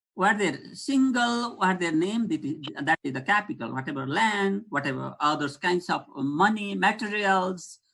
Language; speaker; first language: English; non-native, local second language; Nepali